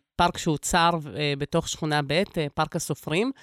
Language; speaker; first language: Hebrew; early bilingual, other home language; Russian